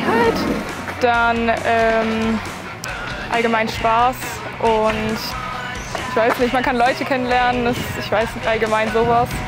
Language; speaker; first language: German; native; German